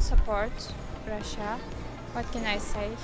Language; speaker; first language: English; non-native, learner; Turkish